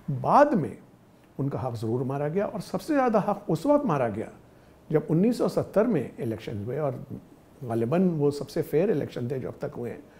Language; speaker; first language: Urdu; native; Urdu